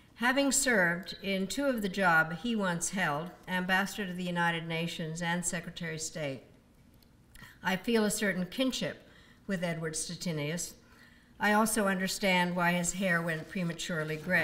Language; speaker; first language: English; early bilingual, other home language; Czech